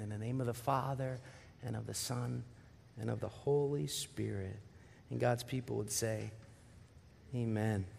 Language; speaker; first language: English; native; English